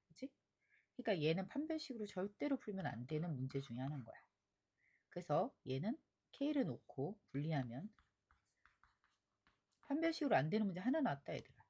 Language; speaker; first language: Korean; native; Korean